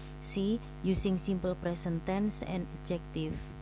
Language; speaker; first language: English; non-native, fluent; Indonesian